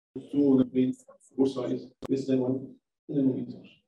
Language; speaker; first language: English; non-native, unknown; Arabic